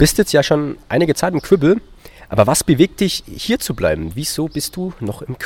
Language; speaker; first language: German; native; German